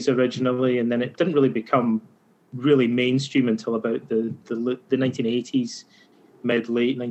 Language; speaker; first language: English; native; English